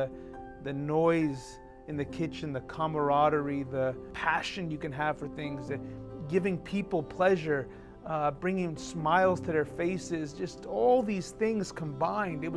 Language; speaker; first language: English; native; English